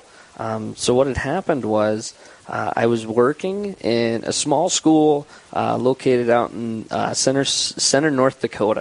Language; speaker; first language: English; native; English